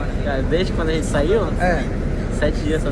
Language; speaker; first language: Portuguese; native; Portuguese